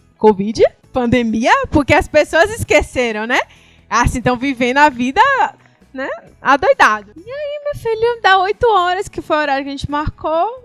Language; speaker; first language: Portuguese; native; Portuguese